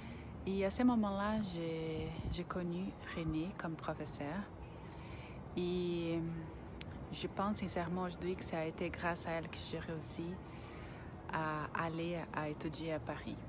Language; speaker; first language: French; non-native, fluent; Portuguese